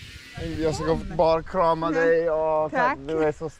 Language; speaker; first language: Swedish; non-native, learner; English